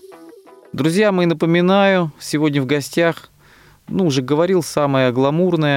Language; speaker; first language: Russian; native; Russian